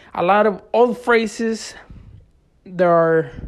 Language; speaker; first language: English; early bilingual, other home language; Spanish